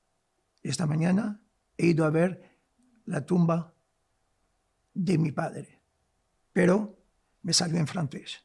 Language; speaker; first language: Spanish; non-native, local second language; Arabic